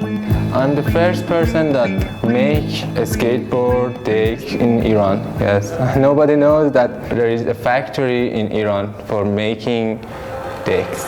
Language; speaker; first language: English; non-native, learner; Persian